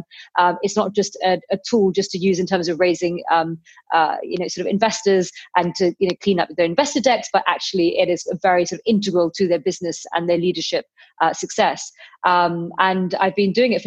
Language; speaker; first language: English; native; English